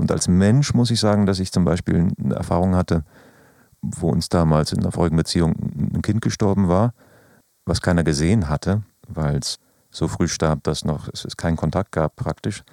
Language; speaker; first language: German; native; German